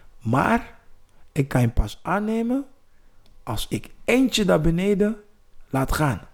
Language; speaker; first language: Dutch; non-native, fluent; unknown